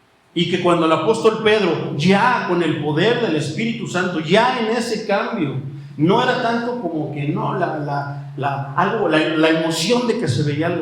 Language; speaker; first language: Spanish; native; Spanish